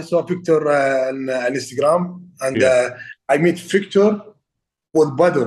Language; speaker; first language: English; non-native, learner; Arabic